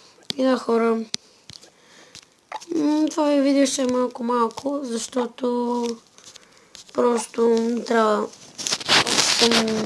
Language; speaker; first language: Bulgarian; native; Bulgarian